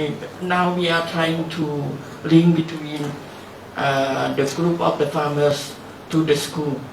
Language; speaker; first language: English; non-native, learner; Thai